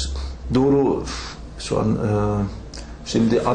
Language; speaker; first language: Turkish; non-native, learner; German